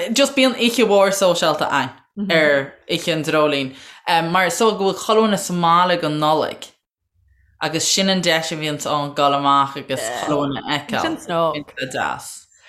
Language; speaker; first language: Irish; native; Irish